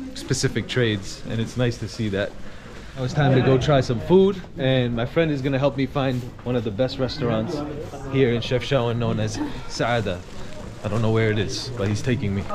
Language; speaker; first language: English; native; English